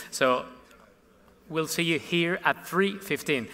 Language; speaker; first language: English; non-native, fluent; Spanish